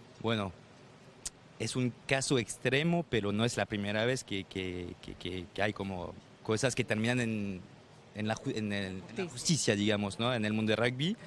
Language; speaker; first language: Spanish; non-native, fluent; French